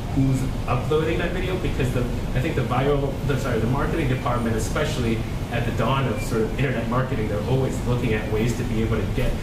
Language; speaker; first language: English; native; English